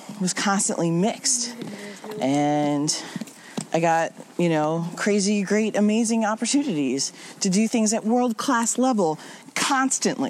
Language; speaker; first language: English; native; English